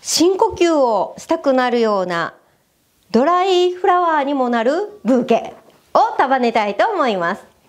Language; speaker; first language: Japanese; native; Japanese